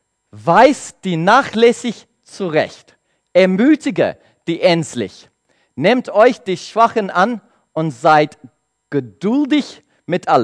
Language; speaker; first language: German; non-native, learner; English